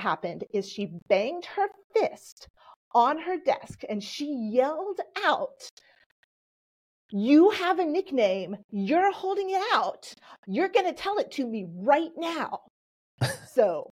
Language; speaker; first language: English; early bilingual, other home language; Polish